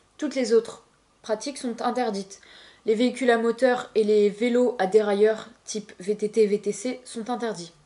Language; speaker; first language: French; native; French